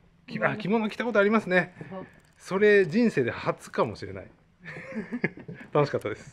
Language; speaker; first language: Japanese; native; Japanese